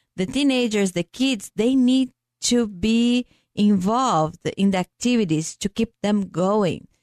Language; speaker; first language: English; non-native, fluent; Portuguese